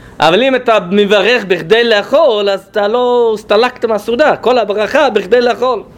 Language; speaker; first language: Hebrew; non-native, fluent; English